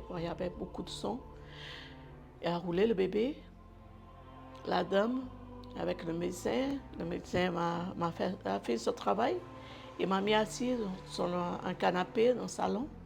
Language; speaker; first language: French; non-native, learner; Portuguese